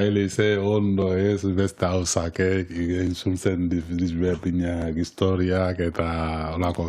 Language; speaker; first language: Basque; non-native, learner; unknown